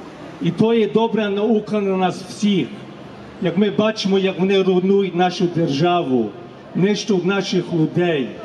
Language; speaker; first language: Ukrainian; early bilingual, heritage; Ukrainian